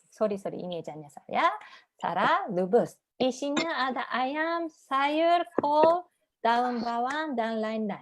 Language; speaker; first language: Indonesian; non-native, fluent; Japanese